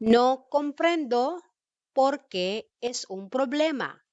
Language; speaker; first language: Spanish; non-native, fluent; Filipino